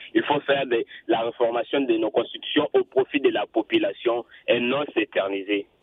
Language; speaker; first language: French; non-native, local second language; Lingala